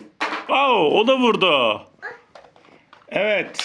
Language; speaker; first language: Turkish; native; Turkish